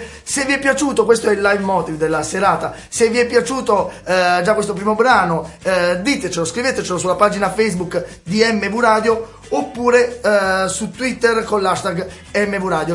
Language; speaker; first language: Italian; native; Italian